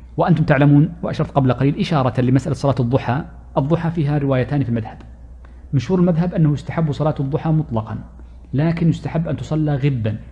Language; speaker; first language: Arabic; native; Arabic